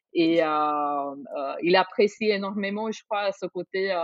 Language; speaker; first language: French; non-native, fluent; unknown